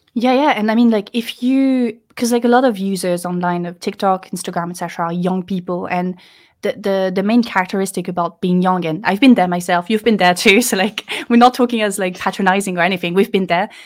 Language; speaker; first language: English; non-native, fluent; French